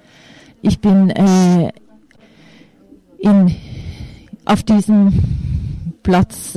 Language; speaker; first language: German; non-native, fluent; Finnish